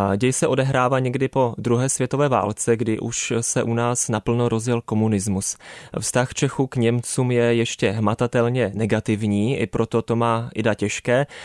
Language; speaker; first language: Czech; native; Czech